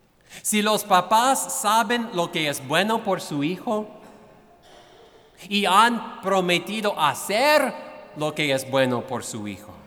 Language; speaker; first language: Spanish; non-native, fluent; English